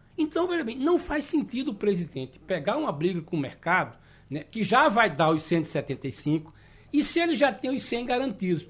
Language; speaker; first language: Portuguese; native; Portuguese